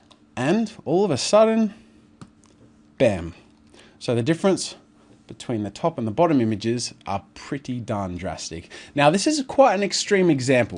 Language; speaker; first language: English; native; English